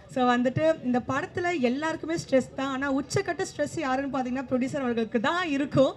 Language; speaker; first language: Tamil; native; Tamil